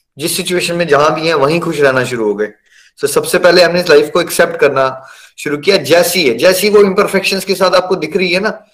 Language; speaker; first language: Hindi; native; Hindi